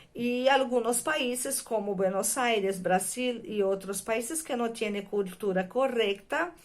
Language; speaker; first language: Spanish; non-native, fluent; Portuguese